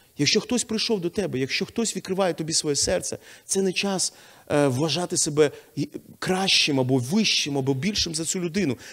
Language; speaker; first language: Ukrainian; non-native, local second language; Russian